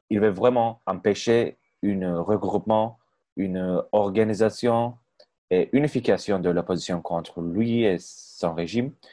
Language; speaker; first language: French; non-native, fluent; Turkish